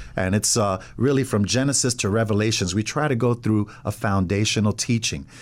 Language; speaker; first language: English; native; English